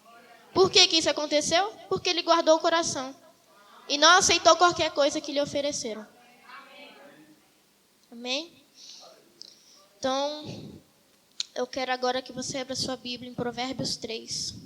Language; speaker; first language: Portuguese; native; Portuguese